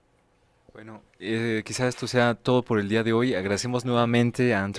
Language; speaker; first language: Spanish; native; Spanish